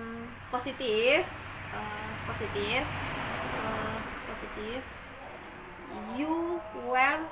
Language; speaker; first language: English; non-native, learner; Indonesian